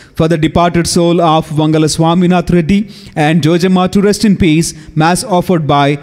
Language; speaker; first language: English; non-native, local second language; Telugu